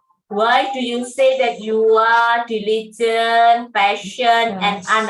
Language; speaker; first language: English; non-native, fluent; Indonesian